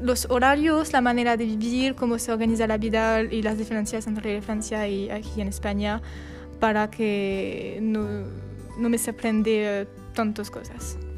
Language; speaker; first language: Spanish; non-native, learner; French